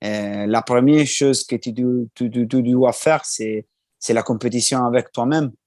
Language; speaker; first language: French; non-native, learner; Italian